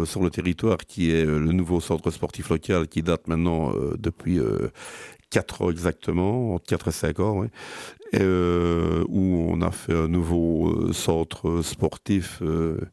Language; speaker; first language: French; native; French